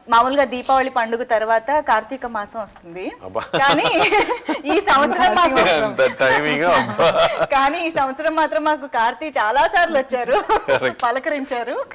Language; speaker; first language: Telugu; native; Telugu